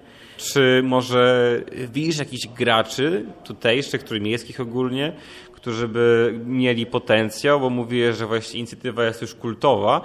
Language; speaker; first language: Polish; native; Polish